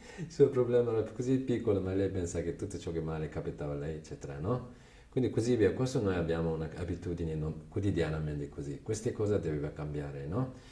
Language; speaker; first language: Italian; non-native, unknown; Tibetan